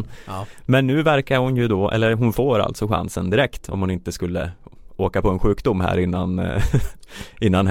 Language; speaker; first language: Swedish; native; Swedish